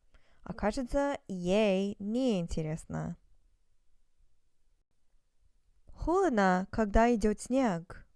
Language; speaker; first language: Russian; non-native, fluent; English